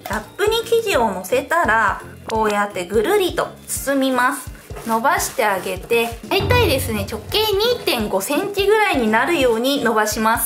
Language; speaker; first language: Japanese; native; Japanese